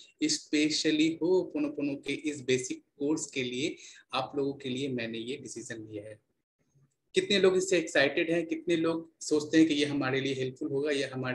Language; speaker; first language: Hindi; native; Hindi